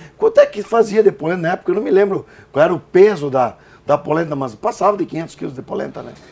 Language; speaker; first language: Portuguese; native; Portuguese